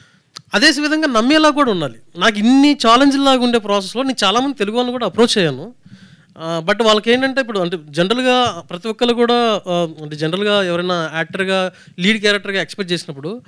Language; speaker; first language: Telugu; native; Telugu